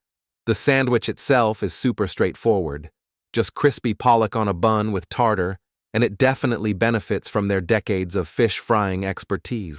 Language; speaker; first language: English; native; English